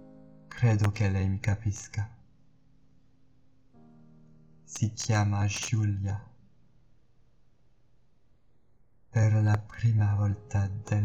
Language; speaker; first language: Italian; non-native, learner; French